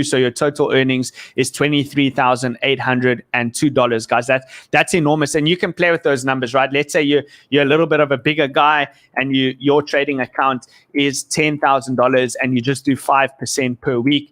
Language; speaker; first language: English; native; English